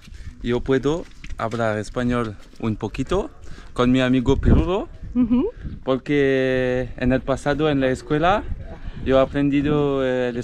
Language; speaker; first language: Spanish; non-native, learner; French